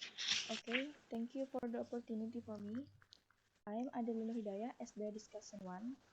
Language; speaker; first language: English; non-native, learner; Indonesian